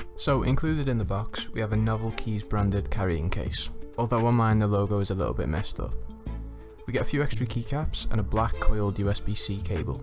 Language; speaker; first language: English; native; English